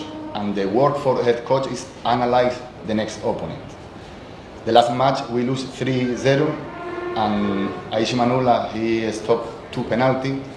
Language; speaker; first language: English; non-native, learner; Spanish